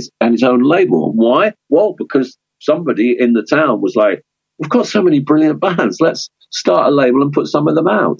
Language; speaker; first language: English; native; English